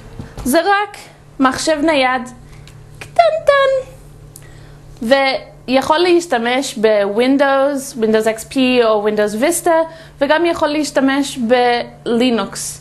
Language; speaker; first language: Hebrew; non-native, fluent; English